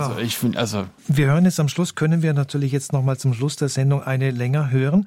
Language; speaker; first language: German; native; German